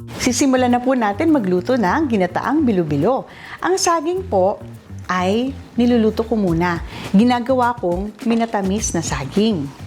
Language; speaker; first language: Filipino; non-native, local second language; Iloko